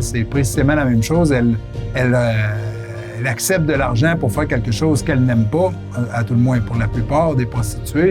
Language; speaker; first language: French; native; French